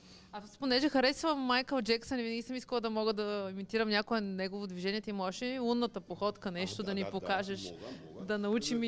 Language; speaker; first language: Bulgarian; native; Bulgarian